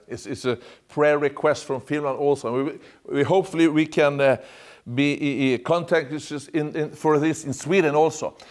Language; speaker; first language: English; non-native, fluent; Swedish